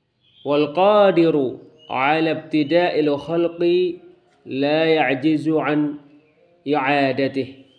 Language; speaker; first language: Arabic; non-native, fluent; Indonesian